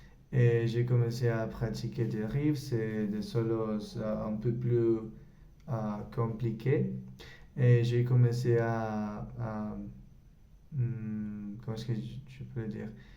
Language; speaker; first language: French; non-native, learner; Spanish